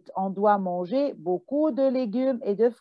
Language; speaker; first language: French; non-native, fluent; Arabic